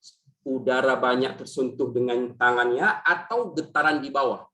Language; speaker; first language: Indonesian; native; Indonesian